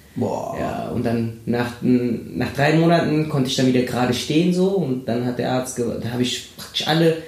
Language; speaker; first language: German; early bilingual, other home language; Spanish